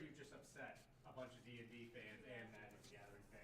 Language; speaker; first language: English; native; English